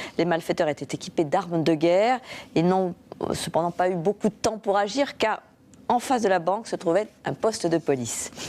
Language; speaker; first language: French; native; French